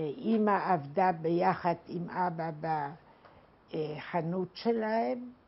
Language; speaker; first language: Hebrew; non-native, fluent; Polish